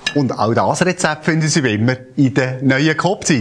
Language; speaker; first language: German; native; German